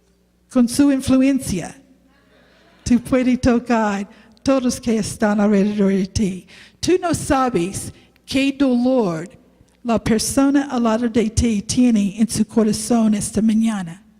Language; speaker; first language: Spanish; non-native, learner; English